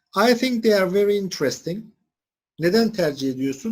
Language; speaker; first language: English; non-native, fluent; Turkish